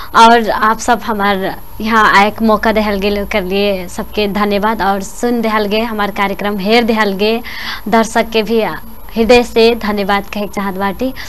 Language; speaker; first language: Bhojpuri; non-native, local second language; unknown